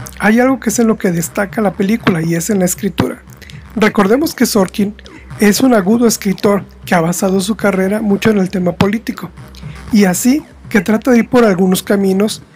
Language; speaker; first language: Spanish; native; Spanish